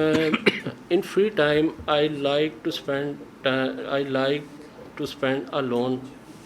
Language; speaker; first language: English; non-native, learner; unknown